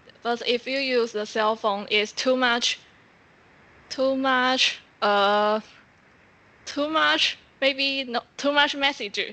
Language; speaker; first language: English; non-native, learner; Chinese